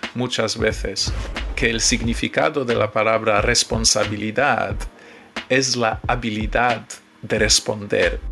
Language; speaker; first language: Spanish; non-native, fluent; Polish